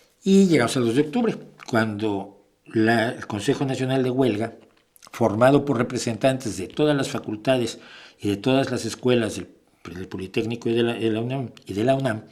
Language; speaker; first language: Spanish; native; Spanish